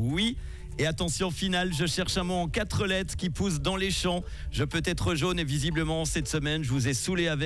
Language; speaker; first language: French; native; French